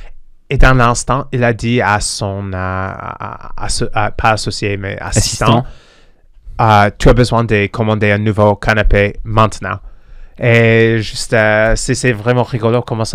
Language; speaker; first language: French; non-native, fluent; English